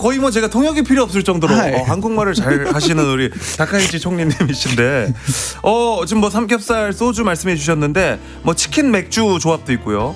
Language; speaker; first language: Korean; native; Korean